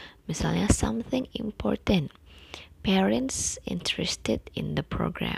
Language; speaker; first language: English; non-native, fluent; Indonesian